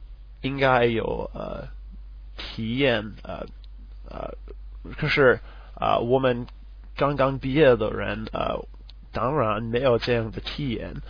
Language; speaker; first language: Chinese; non-native, learner; English